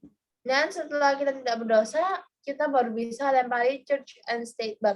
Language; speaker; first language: Indonesian; native; Indonesian